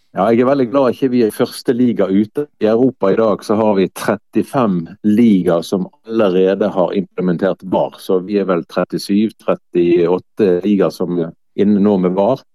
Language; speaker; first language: Norwegian; native; Norwegian